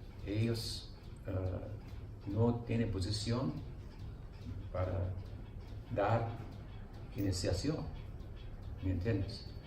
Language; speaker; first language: Spanish; non-native, learner; English